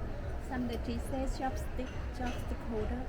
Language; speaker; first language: English; non-native, learner; Vietnamese